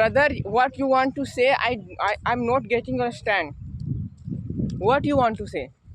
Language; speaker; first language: English; non-native, learner; Hindi